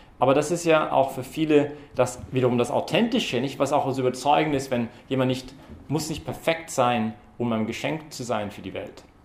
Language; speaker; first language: German; non-native, fluent; English